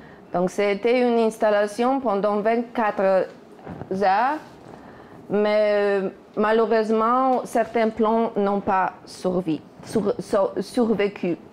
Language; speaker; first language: French; non-native, fluent; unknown